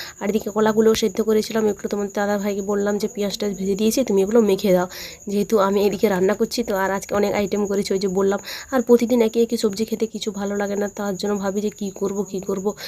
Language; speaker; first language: Bangla; non-native, local second language; Santali